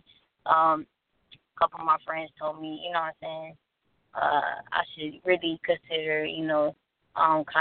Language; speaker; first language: English; native; English